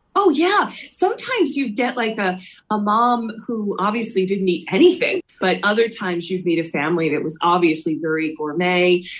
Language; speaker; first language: English; native; English